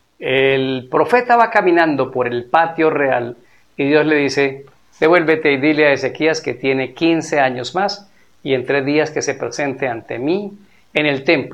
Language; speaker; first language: Spanish; native; Spanish